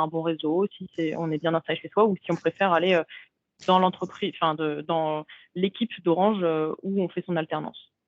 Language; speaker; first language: French; native; French